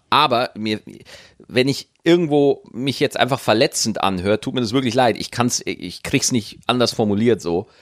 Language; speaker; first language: German; native; German